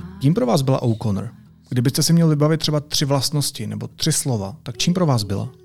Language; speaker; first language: Czech; native; Czech